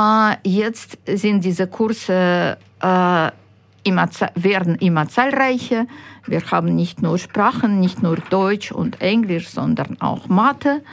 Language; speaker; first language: German; non-native, fluent; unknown